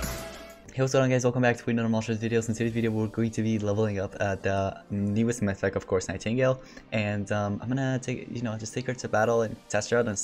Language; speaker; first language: English; native; English